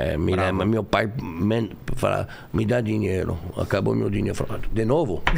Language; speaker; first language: Portuguese; non-native, fluent; French